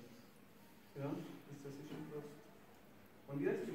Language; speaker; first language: German; non-native, learner; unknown